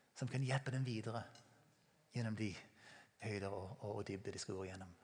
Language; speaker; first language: Norwegian; non-native, fluent; English